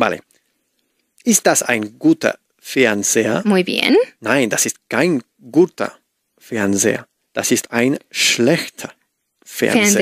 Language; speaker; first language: German; non-native, learner; Spanish